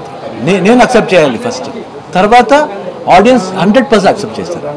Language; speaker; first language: Telugu; non-native, learner; Kannada